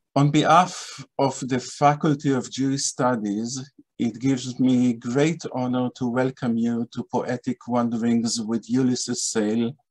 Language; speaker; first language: English; non-native, fluent; Hebrew